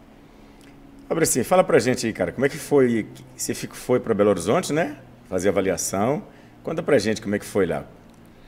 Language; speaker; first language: Portuguese; native; Portuguese